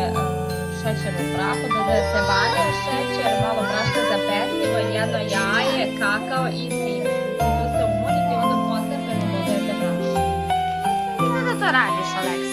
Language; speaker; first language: Bosnian; native; Bosnian